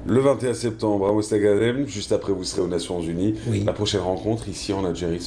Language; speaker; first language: French; non-native, local second language; Arabic